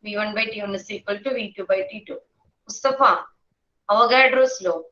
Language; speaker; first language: English; non-native, local second language; Malayalam